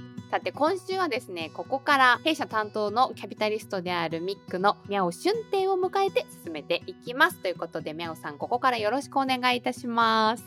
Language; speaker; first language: Japanese; native; Japanese